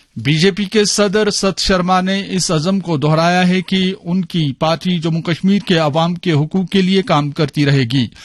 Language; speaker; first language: Urdu; non-native, local second language; Kashmiri